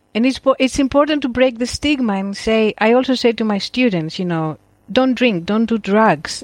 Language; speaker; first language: English; non-native, fluent; Greek